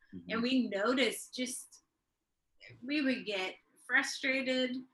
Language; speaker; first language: English; early bilingual, other home language; Swedish